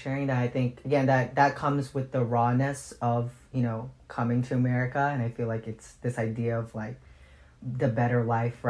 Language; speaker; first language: English; early bilingual, other home language; Cebuano